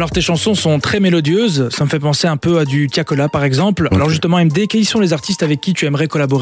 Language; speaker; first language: French; native; French